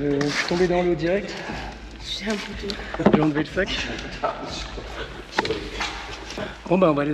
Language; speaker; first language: French; native; French